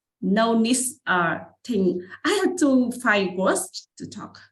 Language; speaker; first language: English; non-native, learner; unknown